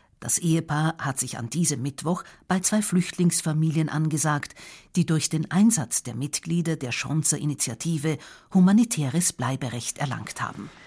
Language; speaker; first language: German; native; German